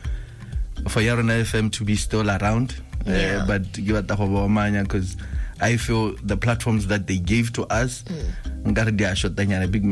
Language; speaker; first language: English; non-native, local second language; Tswana